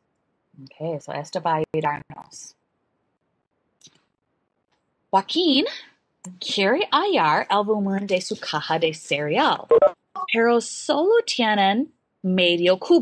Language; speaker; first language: Spanish; non-native, learner; English